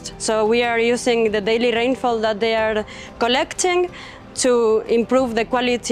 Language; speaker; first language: English; non-native, fluent; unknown